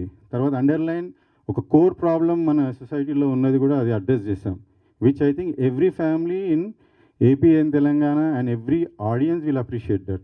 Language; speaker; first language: Telugu; native; Telugu